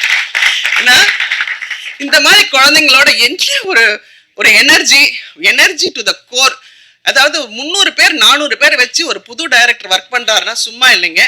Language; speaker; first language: Tamil; native; Tamil